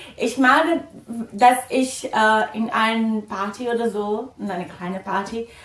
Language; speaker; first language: German; non-native, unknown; Portuguese